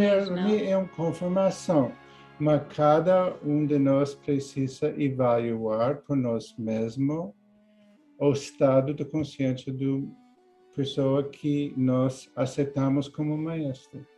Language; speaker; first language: Portuguese; non-native, learner; English